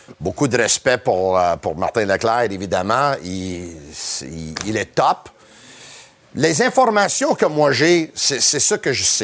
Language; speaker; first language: French; native; French